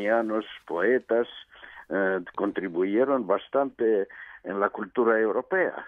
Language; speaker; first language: Spanish; non-native, fluent; Russian